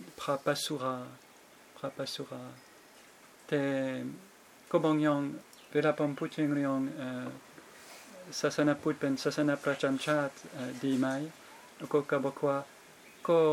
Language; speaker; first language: Thai; non-native, fluent; French